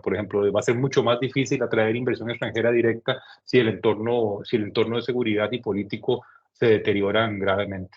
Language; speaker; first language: Spanish; native; Spanish